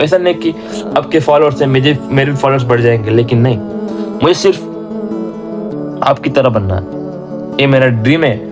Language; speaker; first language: Hindi; non-native, local second language; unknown